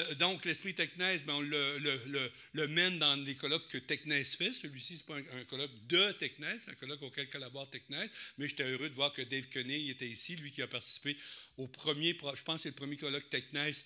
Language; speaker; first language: French; native; French